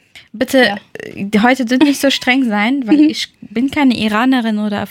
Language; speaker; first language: German; non-native, learner; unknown